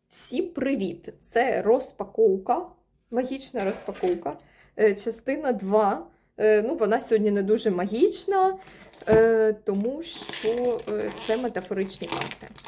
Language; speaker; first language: Ukrainian; non-native, local second language; Russian